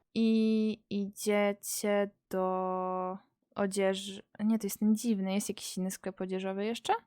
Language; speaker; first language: Polish; native; Polish